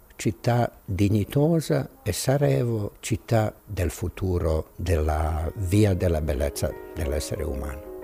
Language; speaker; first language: Italian; non-native, fluent; Bosnian